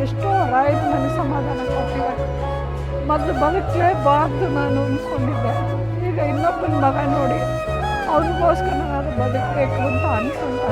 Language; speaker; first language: Kannada; native; Kannada